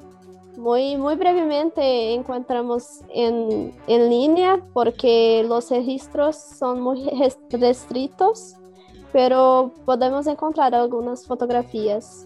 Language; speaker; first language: Spanish; non-native, learner; Portuguese